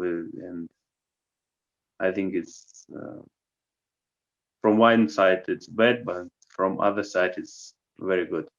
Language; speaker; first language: English; non-native, learner; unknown